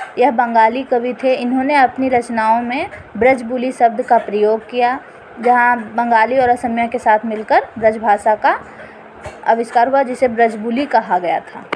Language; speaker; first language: Hindi; native; Hindi